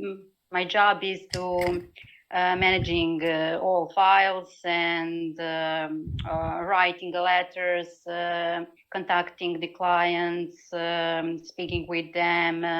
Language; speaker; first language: English; non-native, learner; Serbian